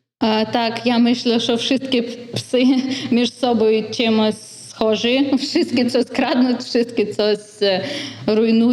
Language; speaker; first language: Polish; non-native, learner; Ukrainian